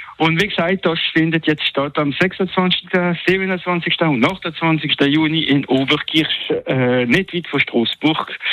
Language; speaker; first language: German; non-native, local second language; French